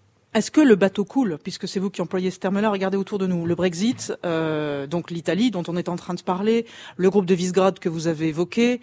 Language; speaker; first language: French; native; French